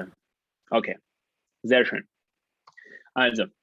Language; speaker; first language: German; non-native, fluent; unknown